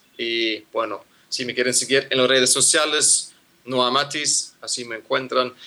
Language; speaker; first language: Spanish; non-native, fluent; German